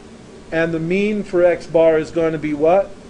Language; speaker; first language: English; native; English